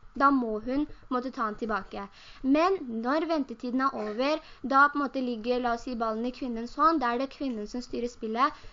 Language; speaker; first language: Norwegian; early bilingual, other home language; Urdu